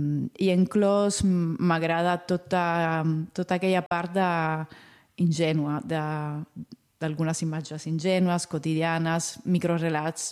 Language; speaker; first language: Catalan; non-native, fluent; Italian